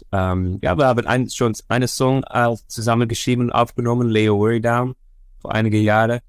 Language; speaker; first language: German; non-native, fluent; Dutch